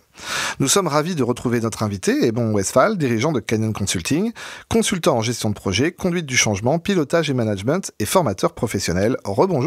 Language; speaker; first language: French; native; French